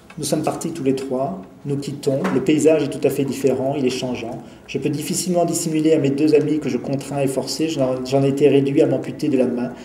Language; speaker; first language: French; native; French